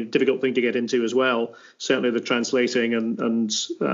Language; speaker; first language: English; native; English